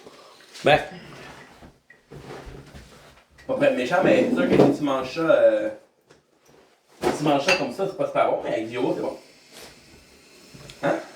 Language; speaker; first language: French; native; French